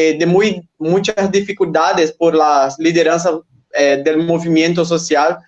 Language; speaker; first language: Spanish; non-native, fluent; Portuguese